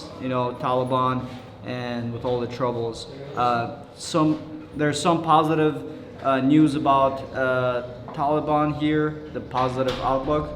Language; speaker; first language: English; early bilingual, heritage; English